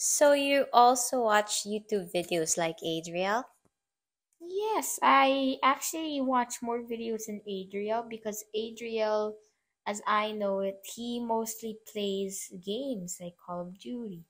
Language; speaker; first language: English; non-native, local second language; Filipino